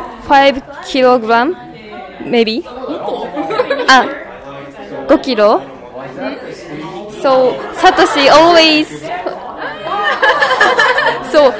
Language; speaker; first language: English; non-native, learner; Japanese